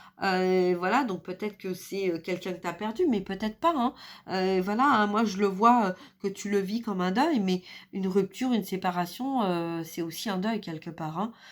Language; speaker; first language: French; native; French